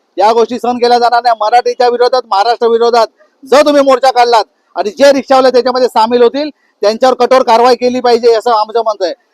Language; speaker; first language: Marathi; native; Marathi